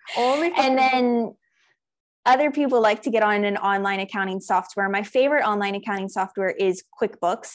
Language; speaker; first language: English; native; English